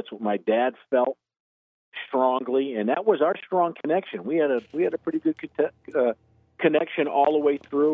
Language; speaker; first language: English; native; English